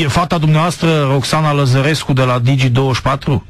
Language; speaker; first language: Romanian; native; Romanian